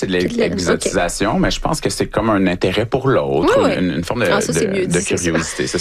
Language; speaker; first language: French; native; French